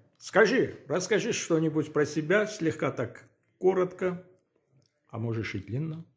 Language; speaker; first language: Russian; non-native, local second language; Armenian